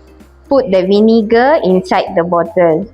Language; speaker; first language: English; non-native, local second language; Malay